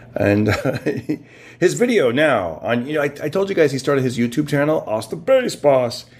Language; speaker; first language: English; native; English